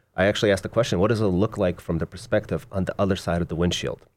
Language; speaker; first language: English; early bilingual, other home language; Russian